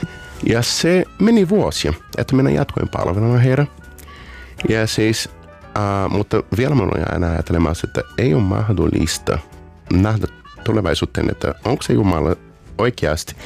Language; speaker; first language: Finnish; non-native, learner; Portuguese